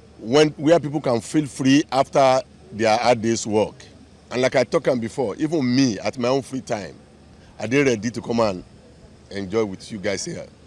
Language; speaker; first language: Nigerian Pidgin; non-native, local second language; Yoruba